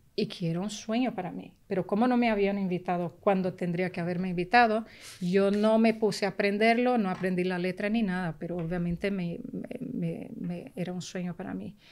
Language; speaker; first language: Spanish; early bilingual, heritage; Spanish